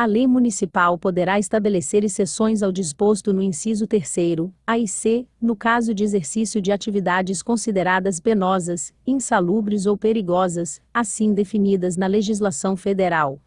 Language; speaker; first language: Portuguese; native; Portuguese